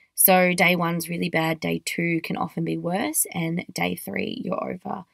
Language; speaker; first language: English; native; English